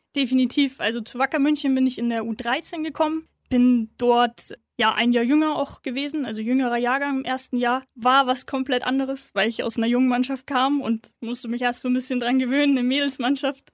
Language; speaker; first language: German; native; German